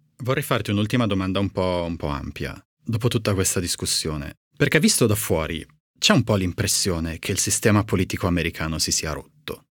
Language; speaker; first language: Italian; native; Italian